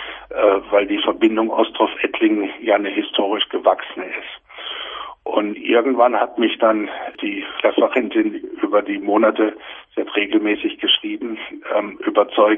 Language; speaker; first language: German; native; German